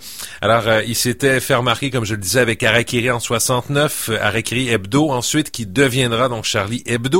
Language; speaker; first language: French; native; French